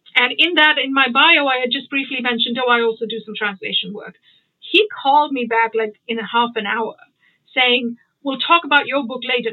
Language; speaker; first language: English; non-native, local second language; Gujarati